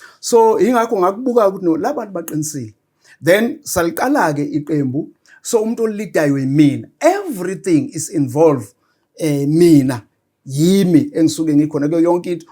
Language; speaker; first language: Zulu; native; Zulu